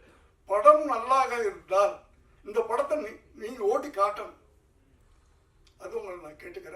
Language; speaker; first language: Tamil; native; Tamil